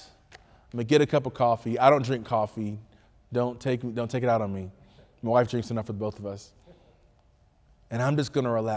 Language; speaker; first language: English; native; English